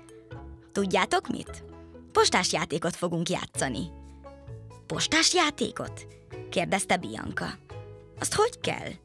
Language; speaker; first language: Hungarian; native; Hungarian